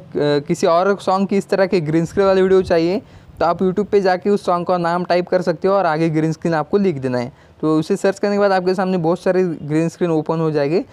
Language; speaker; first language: Hindi; non-native, local second language; Marathi